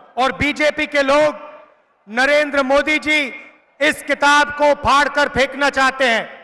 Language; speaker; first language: Hindi; native; Hindi